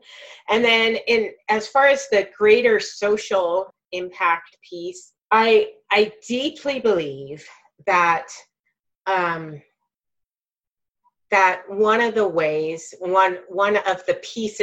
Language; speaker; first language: English; native; English